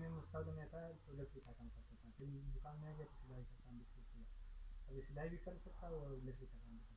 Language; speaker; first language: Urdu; non-native, local second language; Pashto